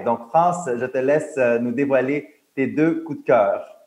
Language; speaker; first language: French; native; French